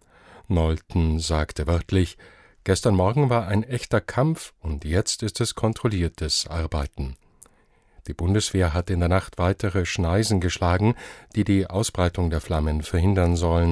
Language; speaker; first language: German; native; German